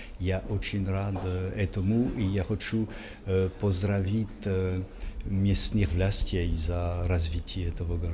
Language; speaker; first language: Russian; non-native, fluent; French